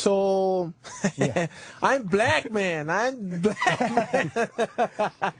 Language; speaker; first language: English; non-native, learner; Portuguese